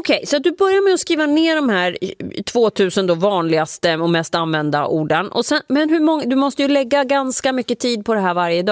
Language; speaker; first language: Swedish; native; Swedish